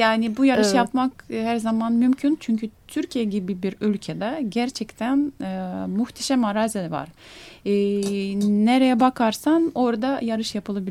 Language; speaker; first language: Turkish; non-native, fluent; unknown